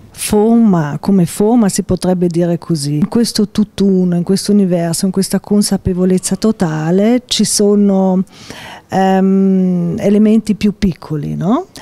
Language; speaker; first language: Italian; non-native, local second language; German